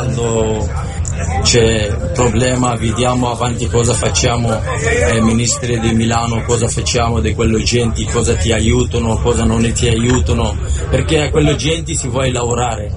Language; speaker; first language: Italian; non-native, learner; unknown